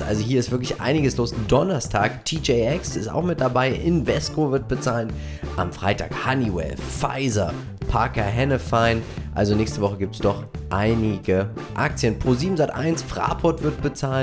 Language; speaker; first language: German; native; German